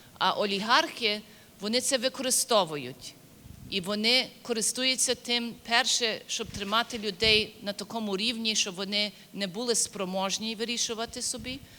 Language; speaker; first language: Ukrainian; early bilingual, heritage; Ukrainian